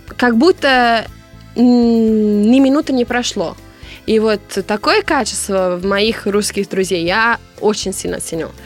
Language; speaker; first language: Russian; non-native, fluent; Italian